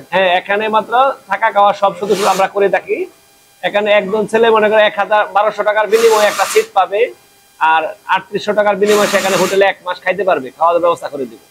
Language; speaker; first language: Bangla; native; Bangla